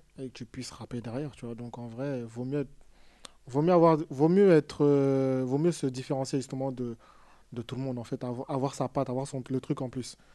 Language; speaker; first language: French; native; French